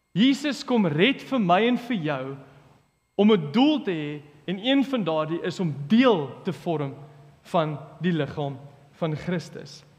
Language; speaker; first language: Afrikaans; early bilingual, other home language; English